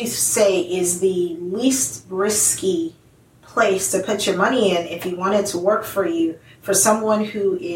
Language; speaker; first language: English; non-native, local second language; Yoruba